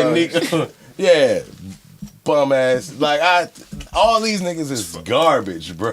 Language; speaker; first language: English; native; English